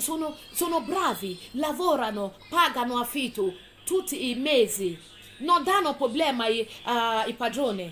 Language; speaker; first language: Italian; non-native, fluent; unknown